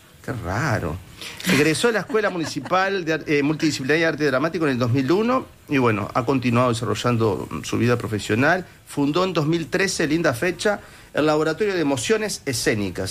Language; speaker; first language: Spanish; native; Spanish